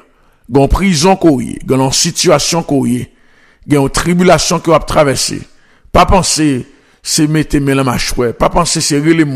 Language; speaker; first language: French; non-native, local second language; Haitian Creole